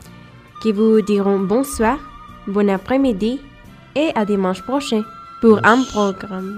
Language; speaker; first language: French; non-native, fluent; Spanish